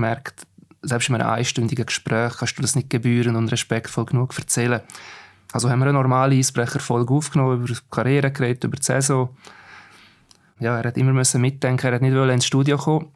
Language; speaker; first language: German; native; German